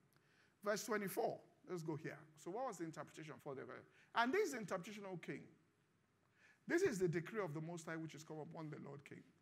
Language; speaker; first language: English; non-native, local second language; Yoruba